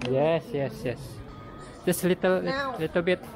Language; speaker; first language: English; non-native, learner; Indonesian